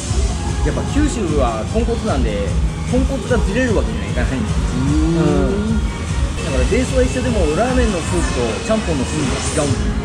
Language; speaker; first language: Japanese; native; Japanese